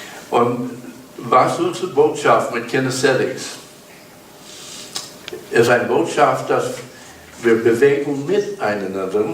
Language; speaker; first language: German; non-native, learner; English